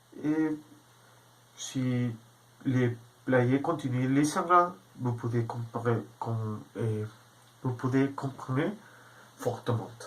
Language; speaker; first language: French; non-native, learner; Spanish